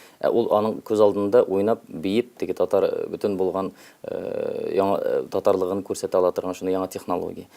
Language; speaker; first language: Tatar; early bilingual, heritage; Tatar